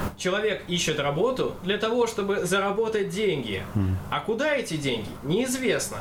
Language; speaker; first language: Russian; non-native, local second language; Kazakh